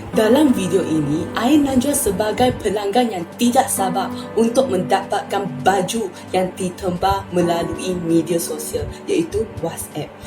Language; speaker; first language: Malay; non-native, local second language; Chinese